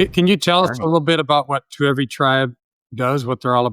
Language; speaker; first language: English; native; English